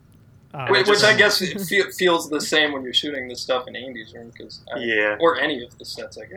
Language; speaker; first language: English; native; English